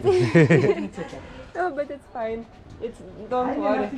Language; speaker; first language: English; non-native, learner; Lithuanian